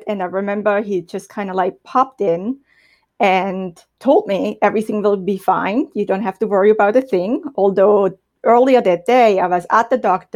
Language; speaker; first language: English; non-native, fluent; German